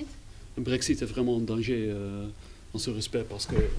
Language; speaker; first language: French; non-native, fluent; Dutch